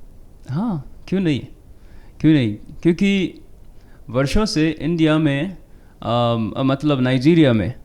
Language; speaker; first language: Hindi; non-native, fluent; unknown